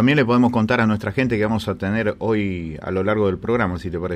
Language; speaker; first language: Spanish; native; Spanish